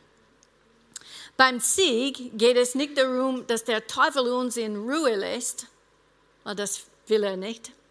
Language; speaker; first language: German; non-native, fluent; English